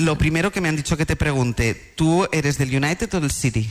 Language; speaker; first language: Spanish; native; Spanish